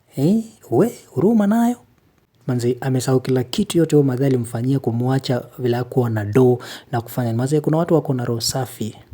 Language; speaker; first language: Swahili; native; Swahili